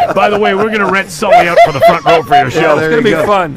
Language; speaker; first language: English; native; English